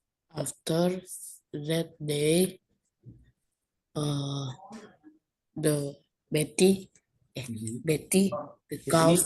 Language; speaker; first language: English; non-native, learner; Indonesian